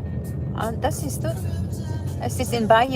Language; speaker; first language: German; non-native, fluent; Cebuano